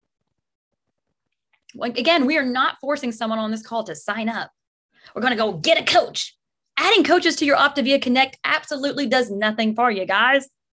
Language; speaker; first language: English; native; English